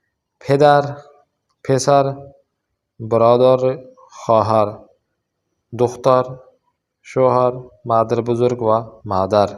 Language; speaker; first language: Persian; non-native, fluent; Urdu